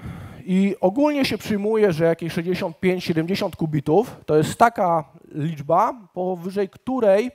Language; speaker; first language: Polish; native; Polish